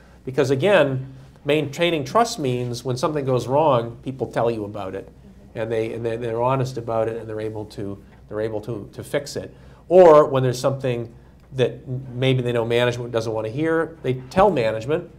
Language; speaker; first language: English; native; English